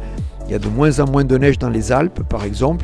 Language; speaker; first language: French; native; French